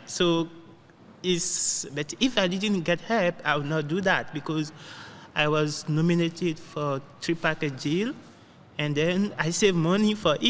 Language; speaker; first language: English; non-native, learner; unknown